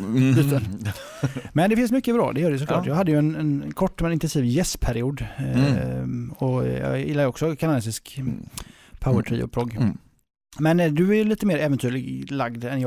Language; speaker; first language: Swedish; native; Swedish